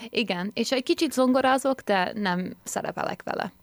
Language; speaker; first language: Hungarian; early bilingual, heritage; English